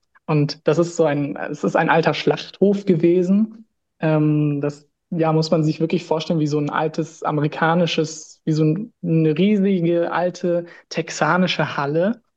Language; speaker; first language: German; native; German